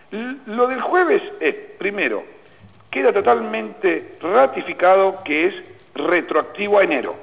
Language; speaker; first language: Spanish; native; Spanish